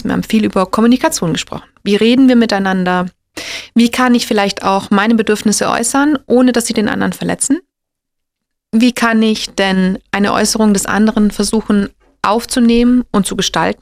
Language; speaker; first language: German; native; German